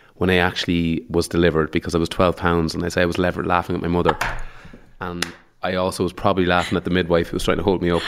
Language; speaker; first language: English; native; English